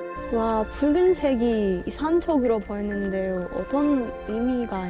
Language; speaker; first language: Korean; non-native, fluent; Russian